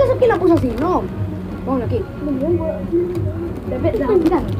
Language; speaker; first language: Spanish; native; Spanish